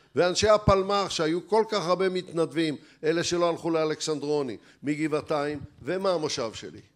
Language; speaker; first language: Hebrew; native; Hebrew